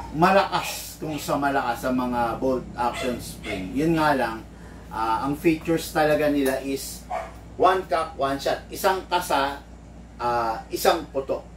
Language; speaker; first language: Filipino; native; Filipino